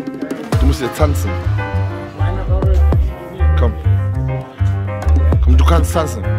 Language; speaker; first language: German; non-native, fluent; Korean